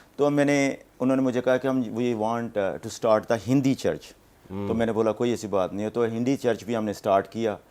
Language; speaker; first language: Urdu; non-native, local second language; Punjabi